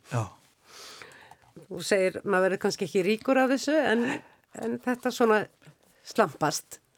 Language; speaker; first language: Icelandic; native; Icelandic